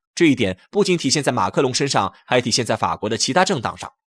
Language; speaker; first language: Chinese; native; Chinese